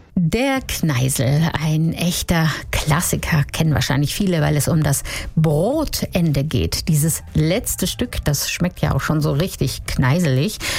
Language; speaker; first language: German; native; German